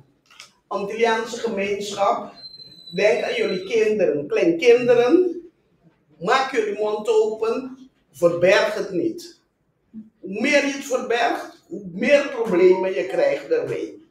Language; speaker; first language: Dutch; non-native, local second language; Papiamento